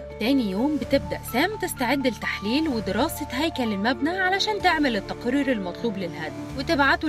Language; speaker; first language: Arabic; native; Arabic